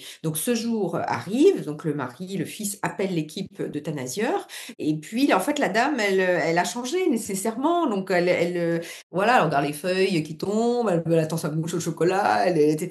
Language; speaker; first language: French; native; French